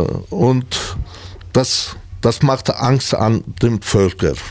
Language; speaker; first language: German; non-native, learner; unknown